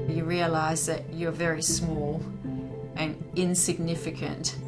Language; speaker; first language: English; non-native, fluent; Danish